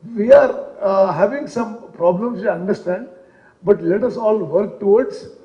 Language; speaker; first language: English; non-native, local second language; Telugu